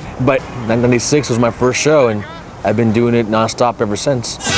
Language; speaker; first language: English; early bilingual, other home language; Spanish